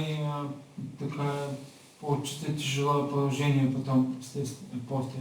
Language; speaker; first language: Russian; non-native, learner; Bulgarian